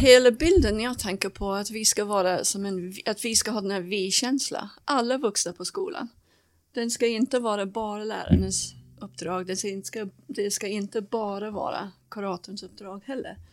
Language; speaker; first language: Swedish; non-native, fluent; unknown